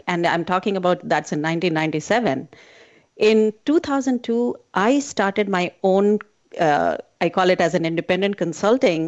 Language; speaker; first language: English; non-native, local second language; Hindi